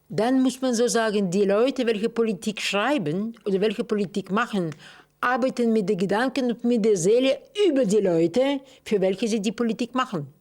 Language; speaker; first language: German; non-native, fluent; Russian